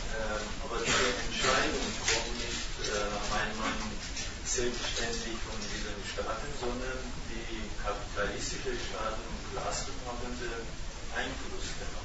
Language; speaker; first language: German; non-native, learner; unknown